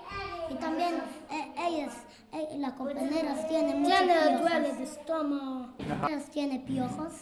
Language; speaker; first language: Spanish; non-native, learner; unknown